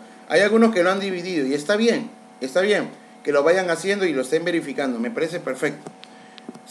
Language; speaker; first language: Spanish; native; Spanish